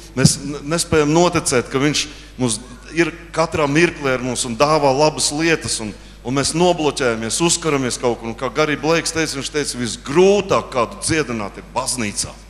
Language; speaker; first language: Latvian; native; Latvian